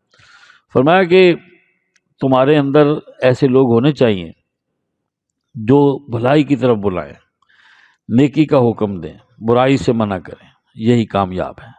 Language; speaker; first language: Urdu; non-native, local second language; Punjabi